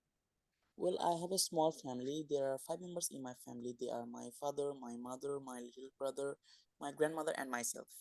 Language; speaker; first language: English; non-native, fluent; Bangla